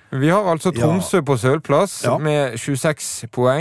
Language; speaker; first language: Norwegian; native; Norwegian